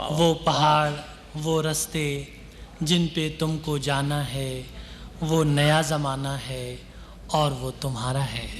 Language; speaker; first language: Urdu; native; Urdu